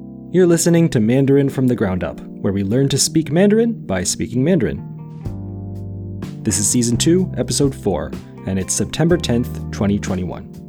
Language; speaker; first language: English; native; English